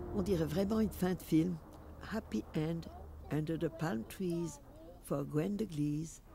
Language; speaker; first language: French; native; French